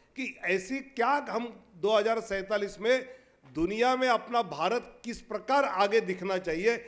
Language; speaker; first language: Hindi; non-native, local second language; Marathi